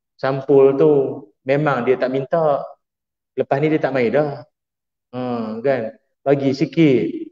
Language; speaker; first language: Malay; native; Malay